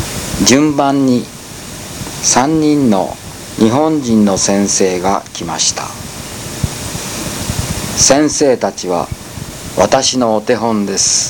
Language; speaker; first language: Japanese; non-native, learner; Spanish